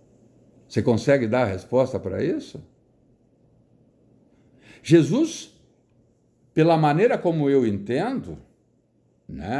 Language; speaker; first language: Portuguese; native; Portuguese